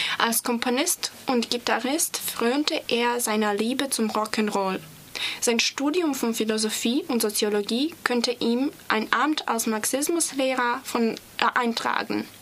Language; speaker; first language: German; non-native, fluent; Serbian